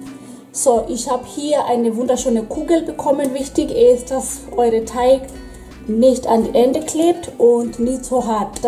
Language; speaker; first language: German; non-native, fluent; Swahili